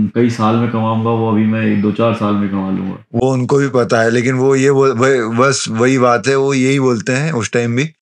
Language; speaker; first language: Hindi; native; Hindi